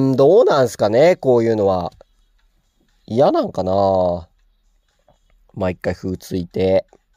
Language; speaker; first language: Japanese; native; Japanese